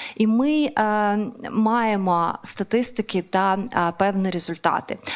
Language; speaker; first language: Ukrainian; non-native, local second language; Russian